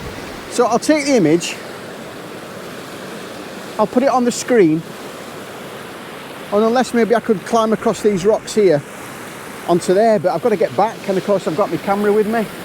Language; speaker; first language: English; native; English